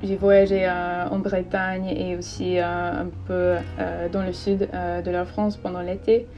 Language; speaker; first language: French; non-native, fluent; English